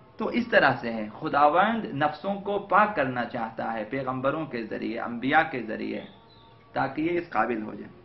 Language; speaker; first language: Urdu; non-native, local second language; Balti